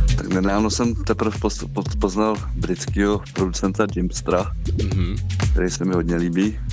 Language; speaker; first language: Czech; native; Czech